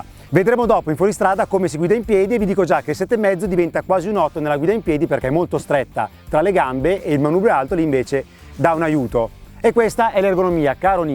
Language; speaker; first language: Italian; native; Italian